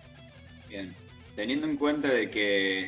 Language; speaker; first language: Spanish; native; Spanish